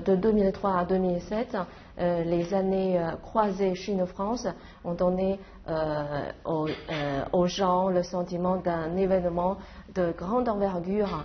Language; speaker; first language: French; non-native, fluent; Chinese